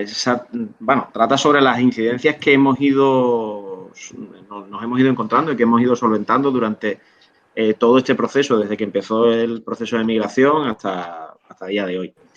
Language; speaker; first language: Spanish; native; Spanish